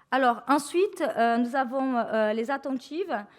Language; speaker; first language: French; non-native, fluent; Portuguese